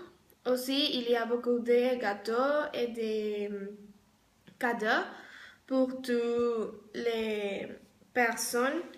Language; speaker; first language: French; non-native, learner; Spanish